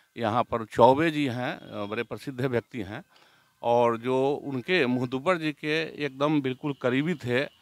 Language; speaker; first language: Hindi; native; Hindi